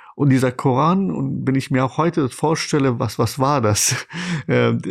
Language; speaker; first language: German; non-native, fluent; Persian